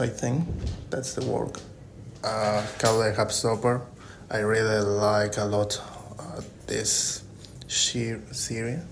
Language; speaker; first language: English; non-native, learner; Spanish